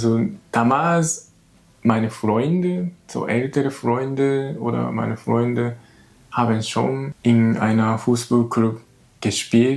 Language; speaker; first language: German; non-native, learner; Japanese